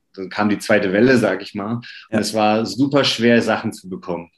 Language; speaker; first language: German; native; German